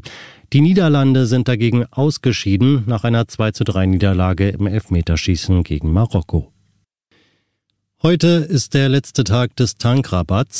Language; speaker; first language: German; native; German